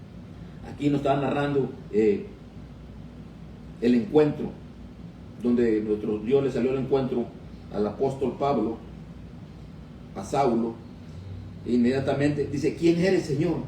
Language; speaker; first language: Spanish; native; Spanish